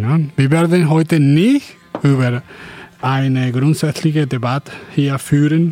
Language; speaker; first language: German; non-native, fluent; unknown